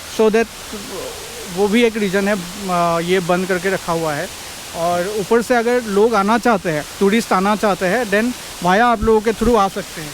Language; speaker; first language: Hindi; non-native, local second language; Assamese